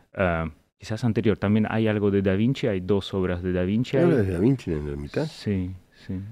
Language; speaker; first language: Spanish; non-native, fluent; Russian